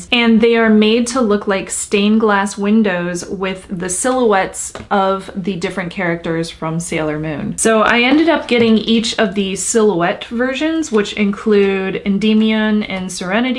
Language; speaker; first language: English; native; English